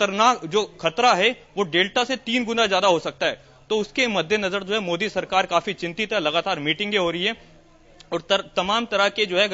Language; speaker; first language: Hindi; native; Hindi